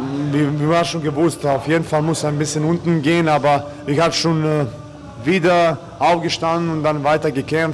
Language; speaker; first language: German; non-native, fluent; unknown